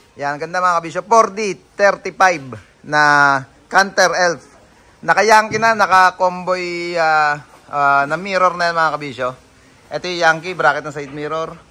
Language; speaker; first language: Filipino; native; Filipino